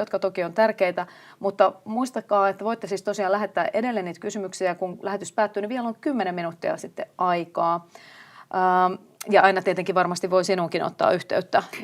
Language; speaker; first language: Finnish; native; Finnish